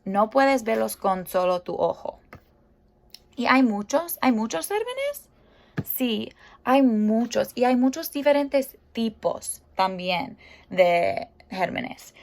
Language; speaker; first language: Spanish; non-native, fluent; English